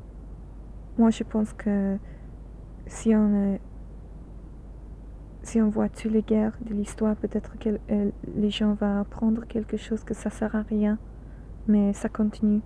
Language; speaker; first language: French; non-native, learner; English